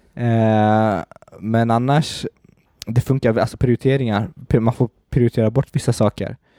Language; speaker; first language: Swedish; early bilingual, other home language; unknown